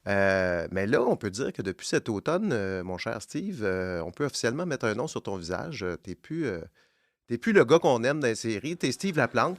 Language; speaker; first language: French; native; French